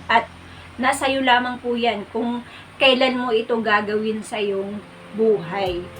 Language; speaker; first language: Filipino; non-native, local second language; Cebuano